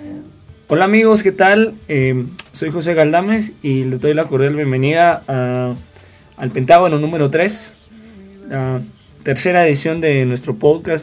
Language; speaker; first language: Spanish; native; Spanish